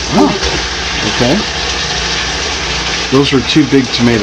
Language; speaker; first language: English; native; English